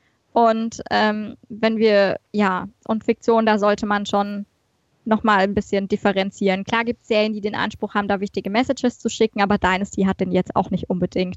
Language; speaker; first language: German; native; German